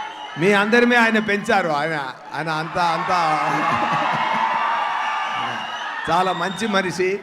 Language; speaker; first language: Telugu; non-native, learner; Tamil